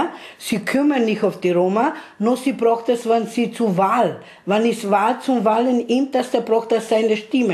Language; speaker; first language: German; non-native, learner; Romany